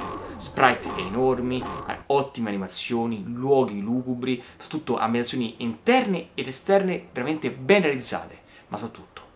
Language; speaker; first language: Italian; native; Italian